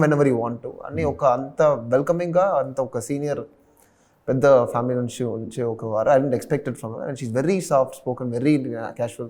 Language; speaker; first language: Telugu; non-native, learner; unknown